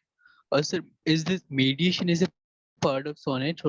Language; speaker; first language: English; non-native, learner; Urdu